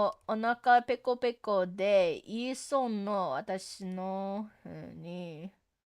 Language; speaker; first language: Japanese; non-native, learner; English